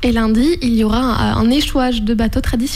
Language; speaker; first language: French; native; French